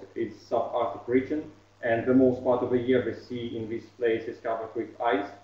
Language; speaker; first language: English; non-native, fluent; Russian